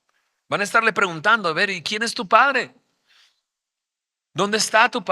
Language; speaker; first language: Spanish; native; Spanish